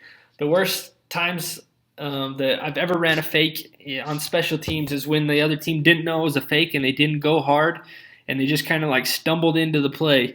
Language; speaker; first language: English; native; English